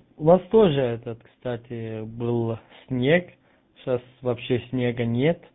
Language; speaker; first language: Russian; non-native, fluent; Turkish